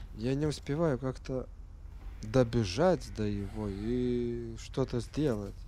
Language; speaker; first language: Russian; non-native, fluent; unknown